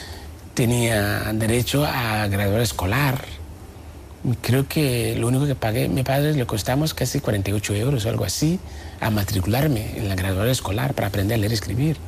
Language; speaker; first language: Spanish; non-native, fluent; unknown